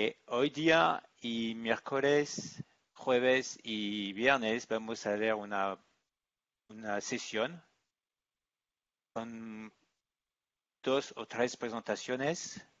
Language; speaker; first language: Spanish; non-native, learner; English